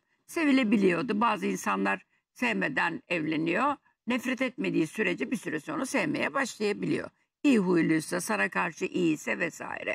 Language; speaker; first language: Turkish; native; Turkish